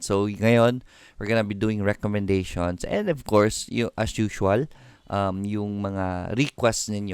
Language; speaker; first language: Filipino; native; Filipino